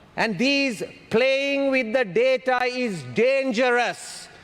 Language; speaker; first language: English; non-native, local second language; Sinhala